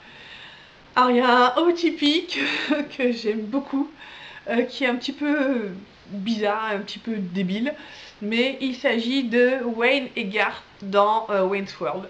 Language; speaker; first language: French; native; French